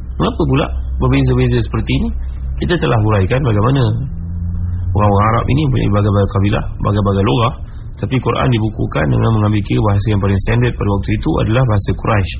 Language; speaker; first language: Malay; native; Malay